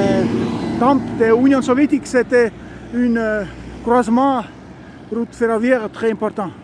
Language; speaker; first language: French; non-native, learner; Estonian